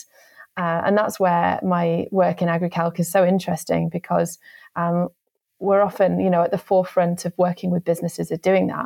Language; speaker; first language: English; native; English